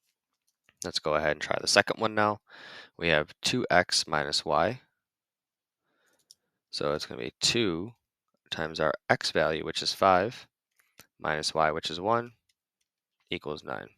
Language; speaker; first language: English; native; English